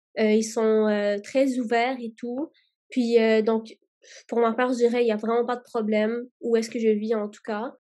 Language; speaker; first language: French; early bilingual, other home language; Arabic